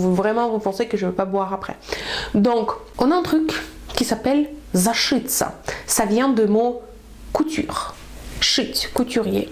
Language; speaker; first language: French; non-native, fluent; Russian